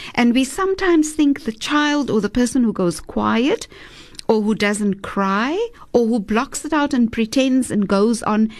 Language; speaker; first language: English; early bilingual, other home language; Afrikaans